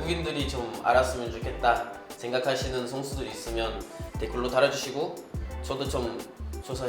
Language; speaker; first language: Korean; non-native, fluent; Portuguese